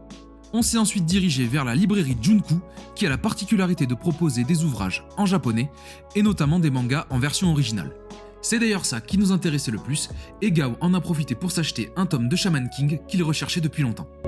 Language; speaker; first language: French; native; French